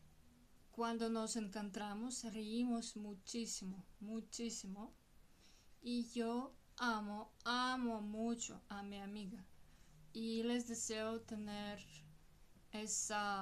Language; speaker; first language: Spanish; non-native, learner; Russian